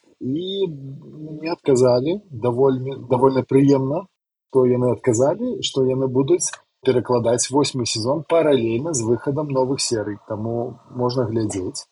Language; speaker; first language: Belarusian; non-native, local second language; Russian